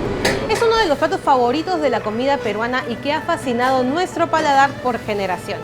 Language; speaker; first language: Spanish; native; Spanish